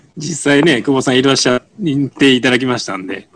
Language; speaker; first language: Japanese; native; Japanese